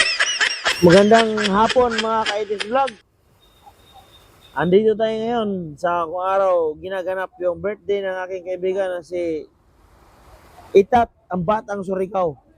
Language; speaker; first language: Filipino; non-native, local second language; Cebuano